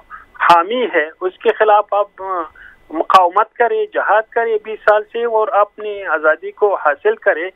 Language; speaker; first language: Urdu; non-native, fluent; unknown